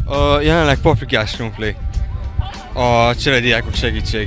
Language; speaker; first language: Hungarian; native; Hungarian